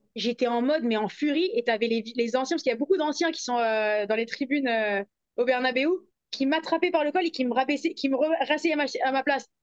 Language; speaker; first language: French; native; French